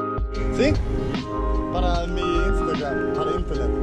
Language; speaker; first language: Spanish; non-native, learner; Danish